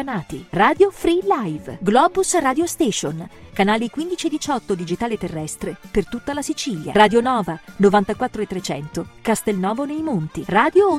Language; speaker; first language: Italian; native; Italian